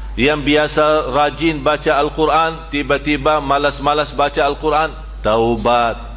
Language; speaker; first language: Malay; non-native, fluent; Arabic